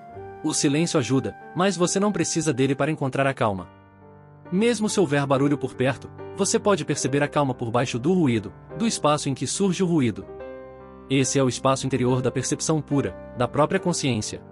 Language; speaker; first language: Portuguese; native; Portuguese